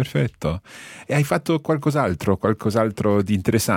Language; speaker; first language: Italian; non-native, fluent; English